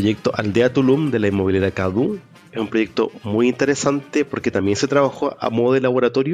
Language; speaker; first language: Spanish; native; Spanish